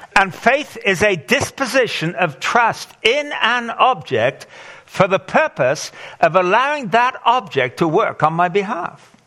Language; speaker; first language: English; native; English